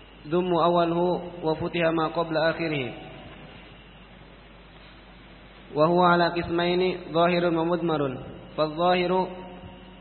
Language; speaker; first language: Arabic; non-native, learner; Indonesian